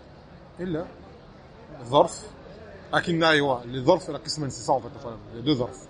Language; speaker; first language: Arabic; non-native, fluent; French